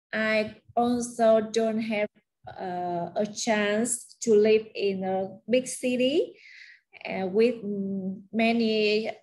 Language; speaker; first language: English; non-native, learner; Vietnamese